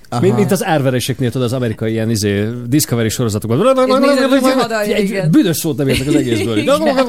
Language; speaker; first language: Hungarian; native; Hungarian